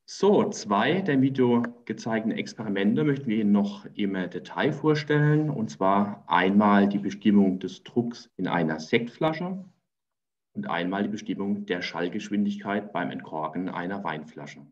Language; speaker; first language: German; native; German